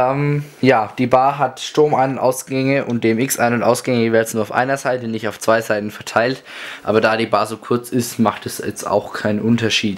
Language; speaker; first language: German; native; German